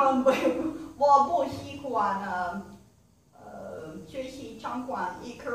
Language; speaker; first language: Chinese; non-native, learner; Portuguese